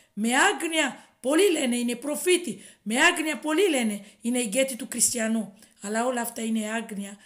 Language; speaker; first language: Greek; non-native, fluent; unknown